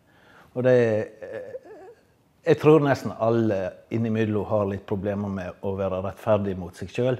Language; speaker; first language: Norwegian; native; Norwegian